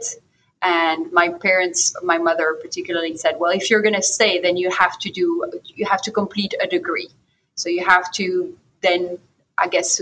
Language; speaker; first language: English; non-native, fluent; French